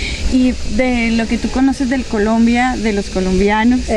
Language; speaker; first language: Spanish; native; Spanish